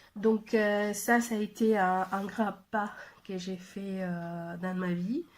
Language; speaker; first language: French; non-native, fluent; Spanish